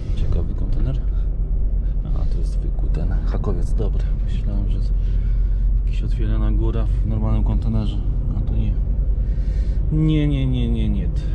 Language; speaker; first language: Polish; native; Polish